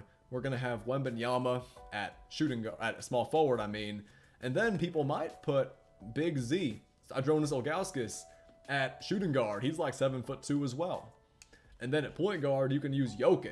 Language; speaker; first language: English; native; English